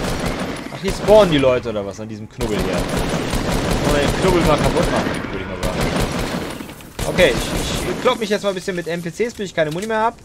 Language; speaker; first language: German; native; German